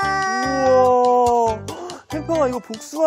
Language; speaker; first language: Korean; native; Korean